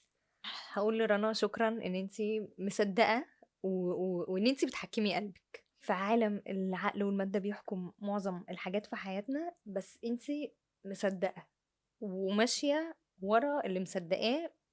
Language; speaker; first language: Arabic; native; Arabic